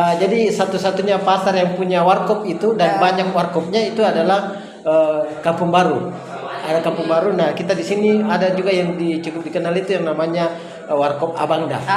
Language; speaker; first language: Indonesian; native; Indonesian